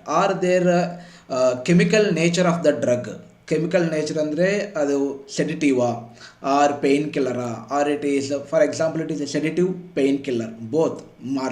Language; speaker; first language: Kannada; non-native, fluent; Telugu